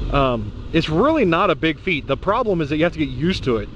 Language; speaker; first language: English; native; English